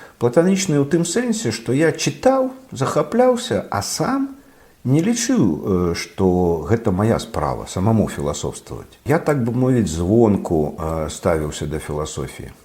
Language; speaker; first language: Belarusian; non-native, local second language; Russian